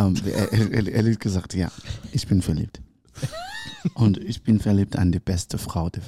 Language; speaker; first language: German; non-native, learner; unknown